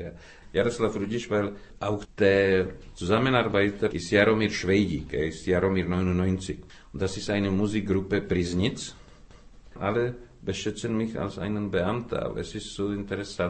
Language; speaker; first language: German; non-native, fluent; Czech